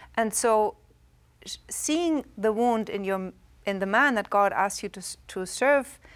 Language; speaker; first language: English; non-native, fluent; German